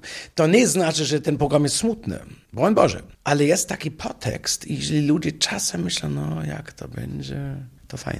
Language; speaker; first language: Polish; non-native, fluent; German